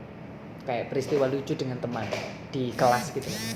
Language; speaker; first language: Indonesian; native; Indonesian